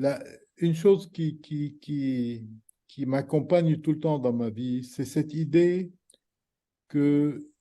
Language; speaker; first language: French; non-native, local second language; Arabic